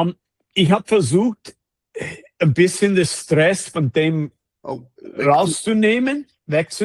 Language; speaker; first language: German; non-native, fluent; English